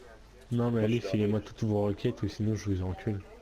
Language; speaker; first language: French; native; French